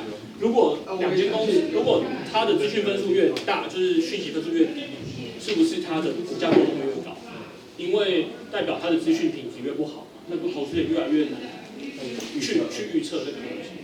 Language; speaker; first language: Chinese; native; Chinese